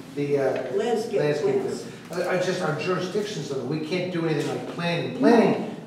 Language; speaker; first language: English; native; English